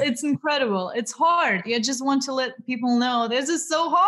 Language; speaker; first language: English; non-native, fluent; Ukrainian